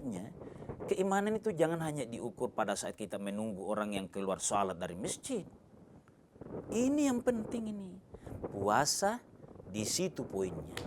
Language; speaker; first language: Indonesian; native; Indonesian